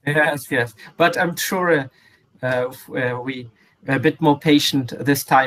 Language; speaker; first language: English; non-native, fluent; Portuguese